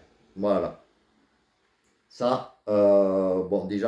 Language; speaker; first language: French; native; French